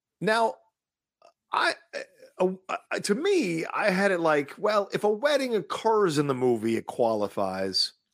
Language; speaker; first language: English; early bilingual, other home language; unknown